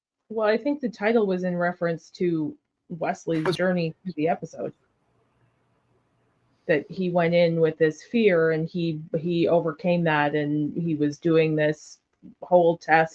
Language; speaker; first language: English; native; English